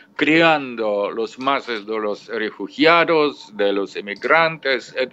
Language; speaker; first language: Spanish; non-native, fluent; Russian